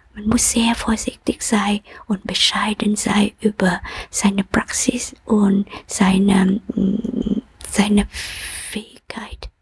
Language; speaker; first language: German; non-native, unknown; Vietnamese